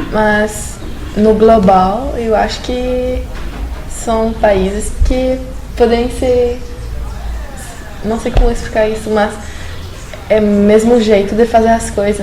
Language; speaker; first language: Portuguese; non-native, fluent; French